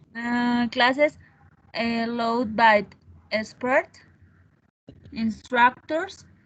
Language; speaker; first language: English; non-native, learner; Spanish